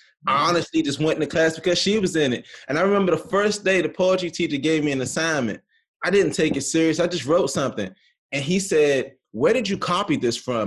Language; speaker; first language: English; native; English